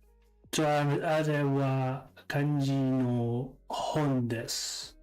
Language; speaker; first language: Japanese; non-native, learner; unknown